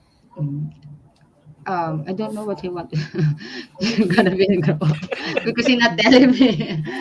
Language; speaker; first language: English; non-native, learner; Filipino